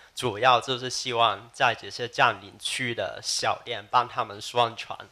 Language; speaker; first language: Chinese; non-native, local second language; Cantonese